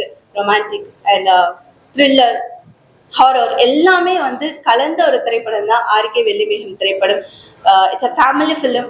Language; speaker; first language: Tamil; native; Tamil